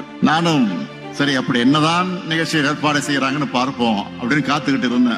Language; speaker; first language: Tamil; native; Tamil